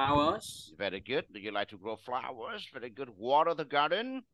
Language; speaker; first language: English; non-native, fluent; Vietnamese